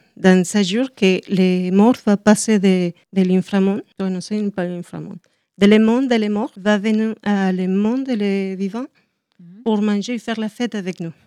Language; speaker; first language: French; non-native, learner; Spanish